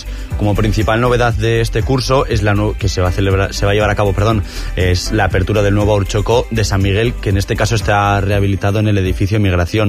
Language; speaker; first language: Spanish; native; Spanish